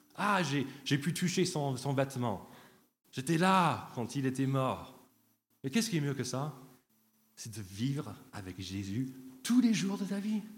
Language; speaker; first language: French; non-native, fluent; English